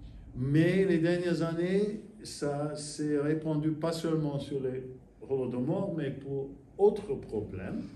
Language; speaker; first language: French; non-native, fluent; English